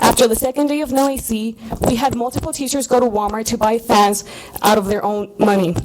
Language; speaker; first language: English; early bilingual, other home language; Spanish